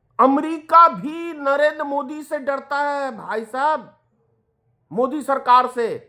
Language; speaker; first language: Hindi; native; Hindi